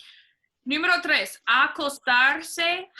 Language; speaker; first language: Spanish; non-native, fluent; English